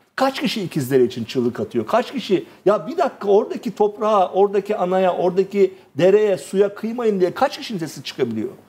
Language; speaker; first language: Turkish; native; Turkish